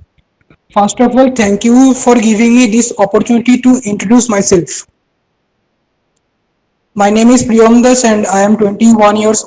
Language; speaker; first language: English; non-native, learner; Bangla